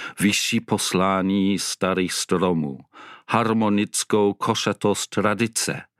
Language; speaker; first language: Czech; non-native, fluent; English